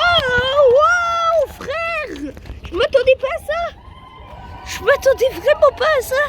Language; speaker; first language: French; native; French